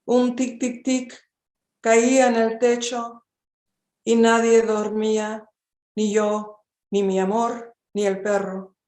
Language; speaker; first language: Spanish; early bilingual, heritage; Spanish